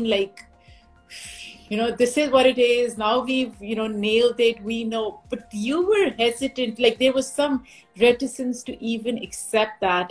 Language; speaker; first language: English; non-native, local second language; Urdu